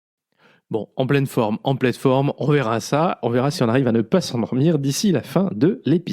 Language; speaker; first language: French; native; French